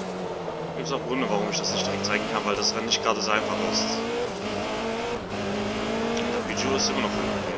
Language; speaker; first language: German; native; German